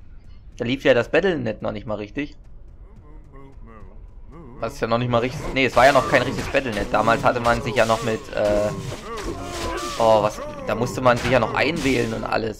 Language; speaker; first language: German; native; German